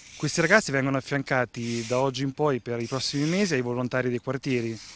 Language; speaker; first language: Italian; native; Italian